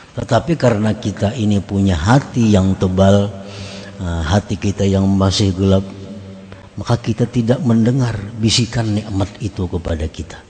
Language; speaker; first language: Indonesian; non-native, local second language; Banjar